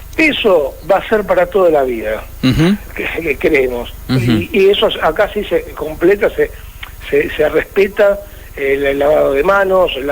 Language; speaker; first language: Spanish; native; Spanish